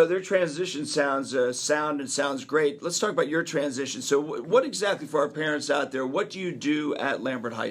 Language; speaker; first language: English; native; English